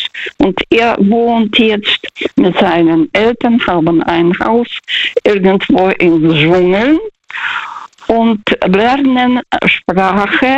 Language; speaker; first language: German; non-native, fluent; Russian